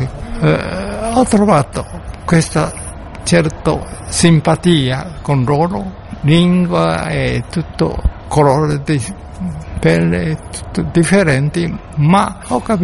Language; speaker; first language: Italian; non-native, learner; Japanese